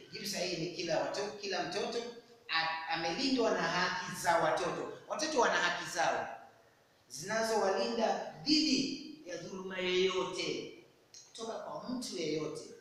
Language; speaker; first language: Swahili; non-native, local second language; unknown